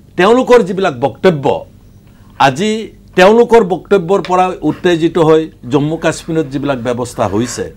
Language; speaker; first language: Assamese; native; Assamese